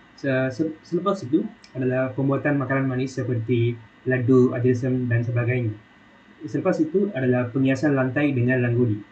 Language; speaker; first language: Malay; non-native, local second language; Tamil